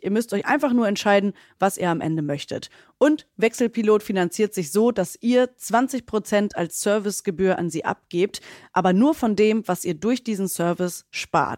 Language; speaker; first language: German; native; German